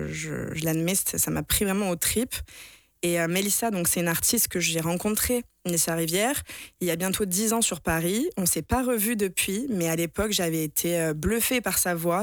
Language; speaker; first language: French; native; French